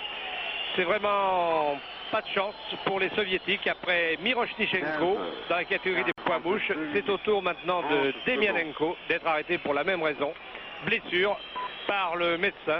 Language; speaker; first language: French; native; French